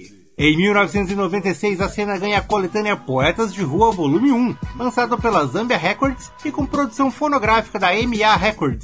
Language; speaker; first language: Portuguese; native; Portuguese